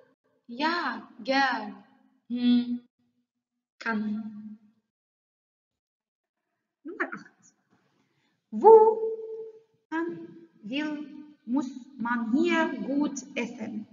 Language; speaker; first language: German; non-native, learner; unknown